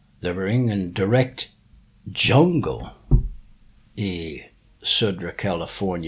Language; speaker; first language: Swedish; early bilingual, heritage; English